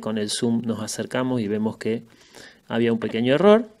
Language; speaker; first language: Spanish; native; Spanish